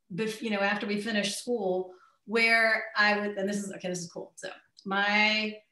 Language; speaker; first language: English; native; English